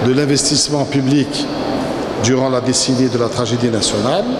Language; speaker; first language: French; non-native, local second language; Arabic